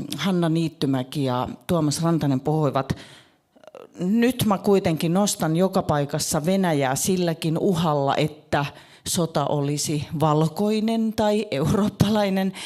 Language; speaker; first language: Finnish; native; Finnish